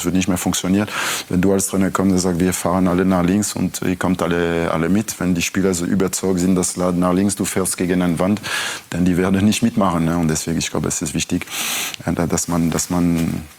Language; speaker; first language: German; non-native, local second language; French